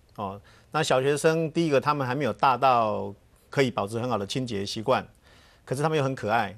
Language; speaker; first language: Chinese; native; Chinese